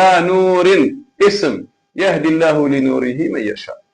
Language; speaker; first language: Arabic; non-native, fluent; Malay